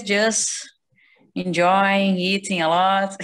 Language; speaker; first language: English; non-native, learner; Portuguese